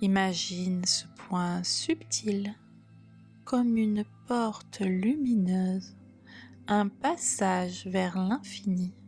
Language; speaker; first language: French; native; French